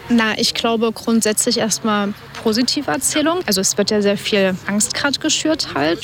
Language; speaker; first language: German; native; German